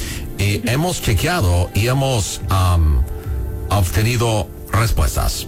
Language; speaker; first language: Spanish; non-native, learner; English